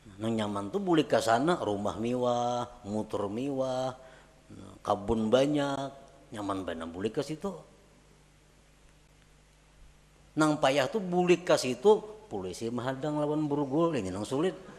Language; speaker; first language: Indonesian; non-native, local second language; Banjar